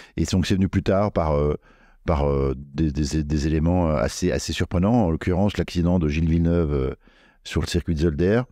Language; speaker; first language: French; native; French